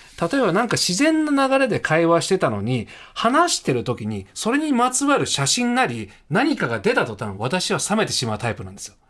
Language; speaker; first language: Japanese; native; Japanese